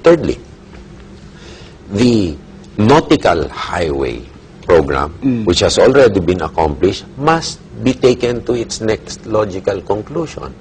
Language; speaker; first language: English; non-native, local second language; Filipino